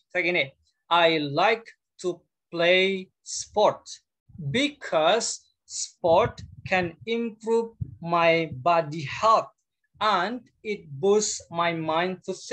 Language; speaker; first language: English; non-native, fluent; Indonesian